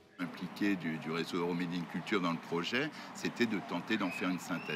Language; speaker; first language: French; native; French